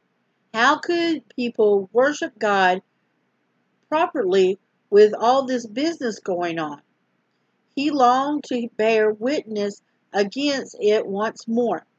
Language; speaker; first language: English; native; English